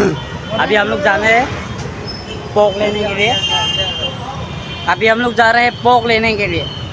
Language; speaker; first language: Hindi; non-native, local second language; Mizo